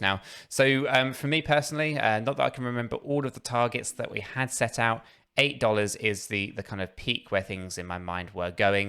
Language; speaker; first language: English; native; English